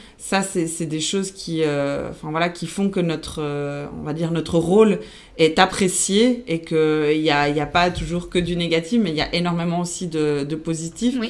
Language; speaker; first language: French; non-native, local second language; Spanish